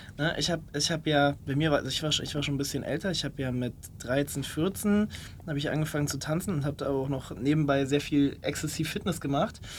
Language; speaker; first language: German; native; German